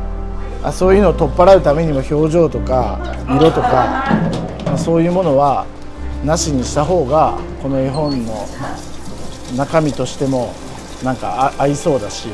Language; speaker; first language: Japanese; native; Japanese